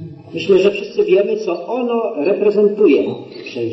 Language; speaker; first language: Polish; native; Polish